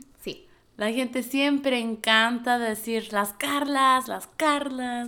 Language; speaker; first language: Spanish; early bilingual, heritage; Spanish